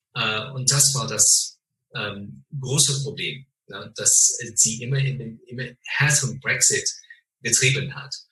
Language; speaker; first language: German; non-native, fluent; English